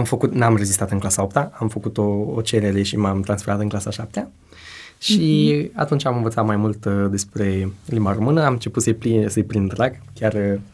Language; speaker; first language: Romanian; non-native, fluent; Spanish